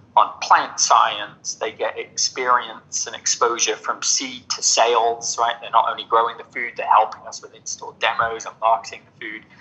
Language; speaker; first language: English; native; English